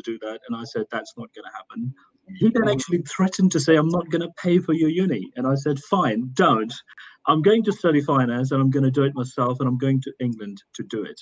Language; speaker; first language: English; non-native, local second language; Urdu